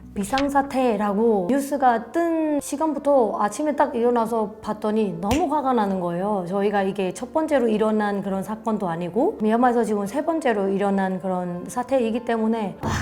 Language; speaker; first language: Korean; non-native, fluent; Burmese